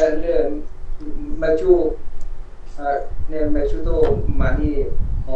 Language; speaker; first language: Korean; non-native, learner; Vietnamese